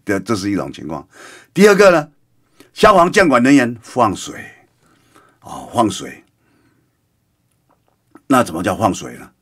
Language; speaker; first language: Chinese; native; Chinese